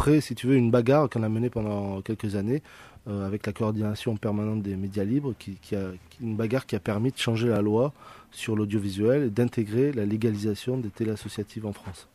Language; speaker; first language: French; native; French